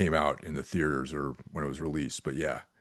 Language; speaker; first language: English; native; English